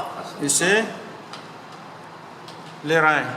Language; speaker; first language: French; non-native, learner; Vietnamese